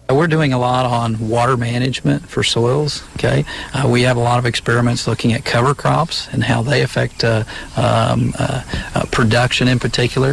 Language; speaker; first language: English; native; English